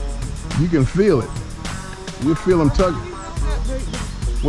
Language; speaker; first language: English; native; English